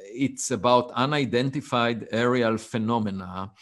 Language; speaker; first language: English; non-native, fluent; Hebrew